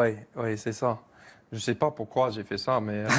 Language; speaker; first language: French; non-native, fluent; English